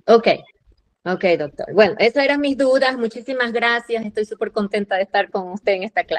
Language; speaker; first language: Spanish; native; Spanish